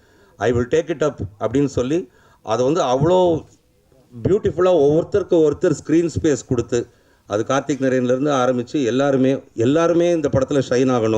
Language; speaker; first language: Tamil; native; Tamil